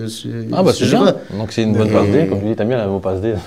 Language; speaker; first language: French; native; French